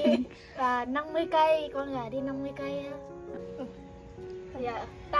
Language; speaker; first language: Chinese; non-native, learner; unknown